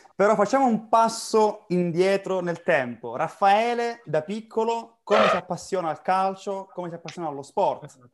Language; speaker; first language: Italian; native; Italian